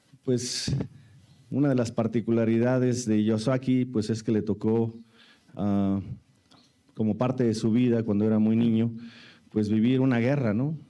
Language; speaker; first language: Spanish; native; Spanish